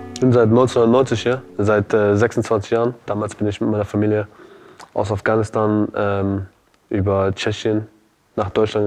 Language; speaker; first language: German; early bilingual, other home language; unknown